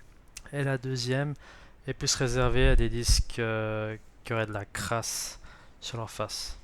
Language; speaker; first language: French; native; French